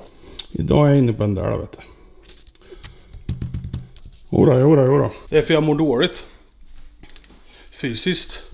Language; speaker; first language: Swedish; native; Swedish